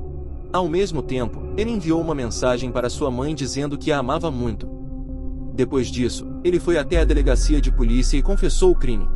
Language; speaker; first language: Portuguese; native; Portuguese